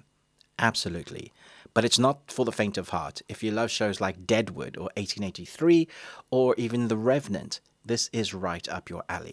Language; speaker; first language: English; native; English